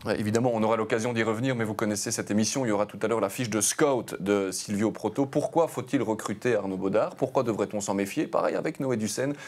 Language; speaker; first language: French; native; French